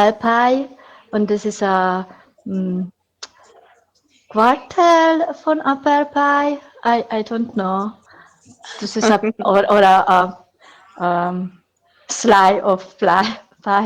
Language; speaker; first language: English; non-native, learner; Hungarian